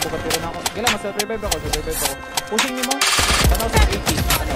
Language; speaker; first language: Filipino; non-native, local second language; Cebuano